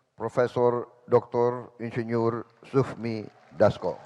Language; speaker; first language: Indonesian; native; Indonesian